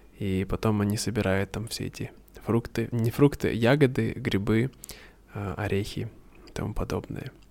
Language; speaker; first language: Russian; native; Russian